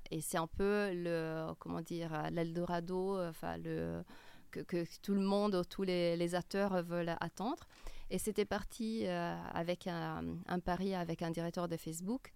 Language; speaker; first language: French; non-native, fluent; Italian